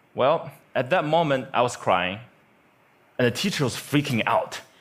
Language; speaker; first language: English; non-native, fluent; Chinese